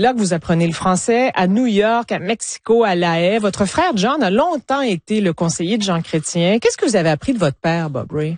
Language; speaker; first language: French; native; French